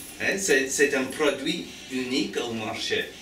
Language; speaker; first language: French; non-native, learner; English